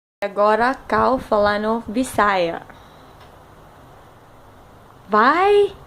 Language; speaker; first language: Portuguese; non-native, learner; Cebuano